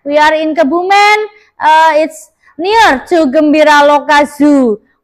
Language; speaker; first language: English; non-native, learner; Indonesian